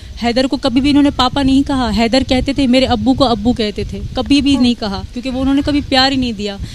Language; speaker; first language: Urdu; non-native, local second language; Sindhi